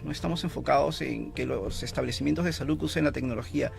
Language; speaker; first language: Spanish; native; Spanish